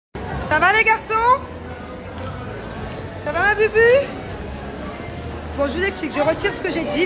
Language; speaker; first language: French; native; French